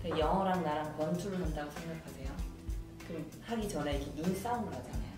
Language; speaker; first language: Korean; native; Korean